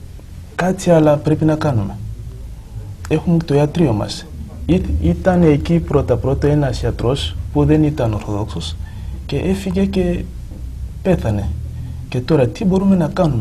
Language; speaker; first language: Greek; non-native, fluent; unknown